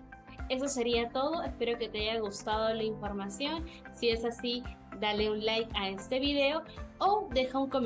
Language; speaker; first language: Spanish; native; Spanish